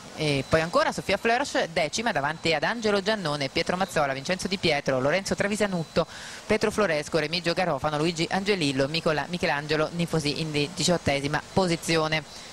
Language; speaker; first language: Italian; native; Italian